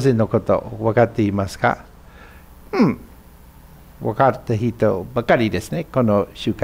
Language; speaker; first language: Japanese; non-native, fluent; English